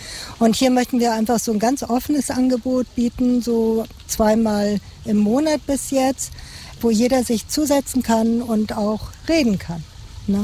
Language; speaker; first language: German; native; German